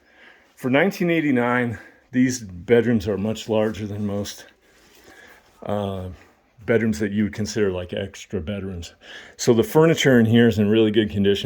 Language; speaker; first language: English; native; English